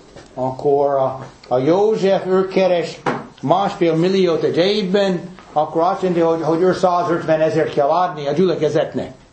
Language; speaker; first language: Hungarian; non-native, fluent; English